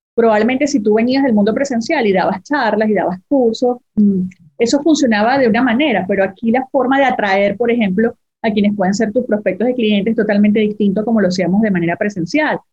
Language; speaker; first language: Spanish; native; Spanish